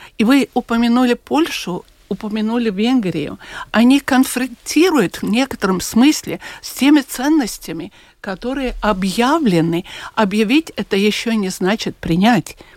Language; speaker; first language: Russian; non-native, local second language; Latvian